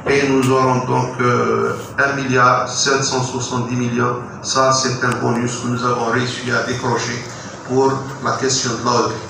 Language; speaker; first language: French; non-native, local second language; Arabic